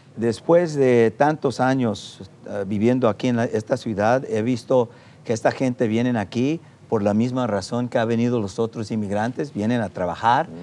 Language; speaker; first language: Spanish; non-native, fluent; English